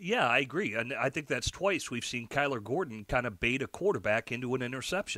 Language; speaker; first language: English; native; English